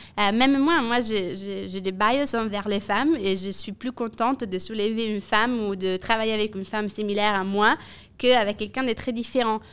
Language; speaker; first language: French; non-native, fluent; Italian